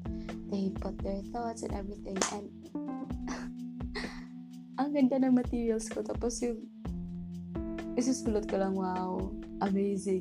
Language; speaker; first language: English; non-native, local second language; Cebuano